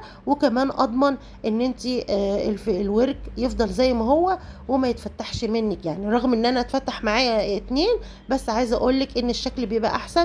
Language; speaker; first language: Arabic; native; Arabic